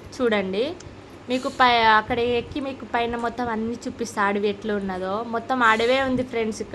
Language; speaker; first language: Telugu; non-native, local second language; Lambadi